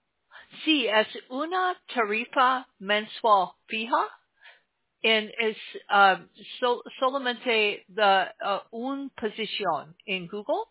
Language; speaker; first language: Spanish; non-native, learner; English